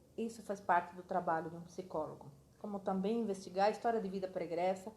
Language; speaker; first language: Portuguese; non-native, fluent; Spanish